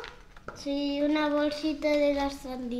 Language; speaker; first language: Spanish; early bilingual, heritage; Spanish